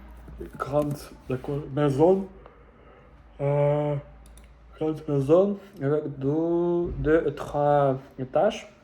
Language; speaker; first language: French; non-native, learner; Russian